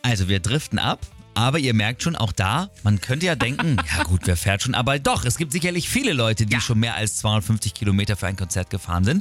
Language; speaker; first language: German; native; German